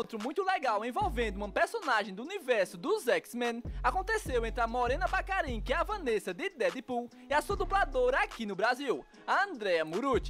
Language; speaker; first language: Portuguese; native; Portuguese